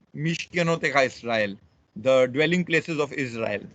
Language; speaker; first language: English; non-native, local second language; Marathi